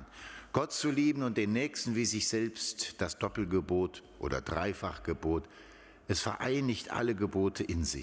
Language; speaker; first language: German; native; German